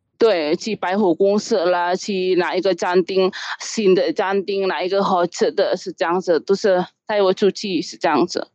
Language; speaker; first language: Chinese; non-native, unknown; Indonesian